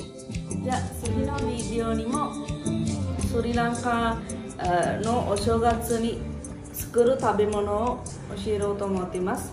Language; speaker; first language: Japanese; non-native, learner; Sinhala